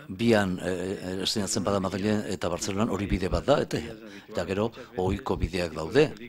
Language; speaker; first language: Basque; native; Basque